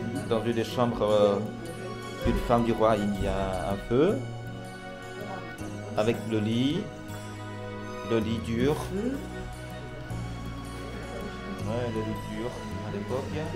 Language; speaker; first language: French; non-native, fluent; Vietnamese